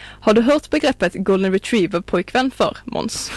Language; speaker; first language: Swedish; native; Swedish